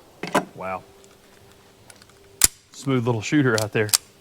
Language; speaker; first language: English; native; English